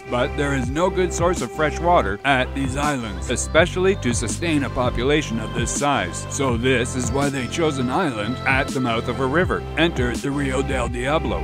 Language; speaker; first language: English; native; English